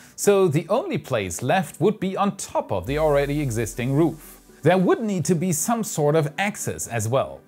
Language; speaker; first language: English; non-native, fluent; German